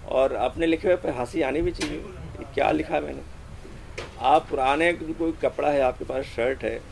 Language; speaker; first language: Hindi; native; Hindi